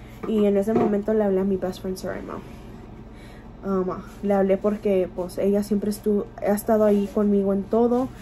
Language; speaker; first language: Spanish; early bilingual, heritage; Spanish